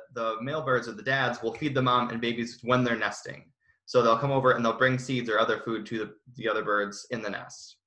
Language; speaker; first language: English; native; English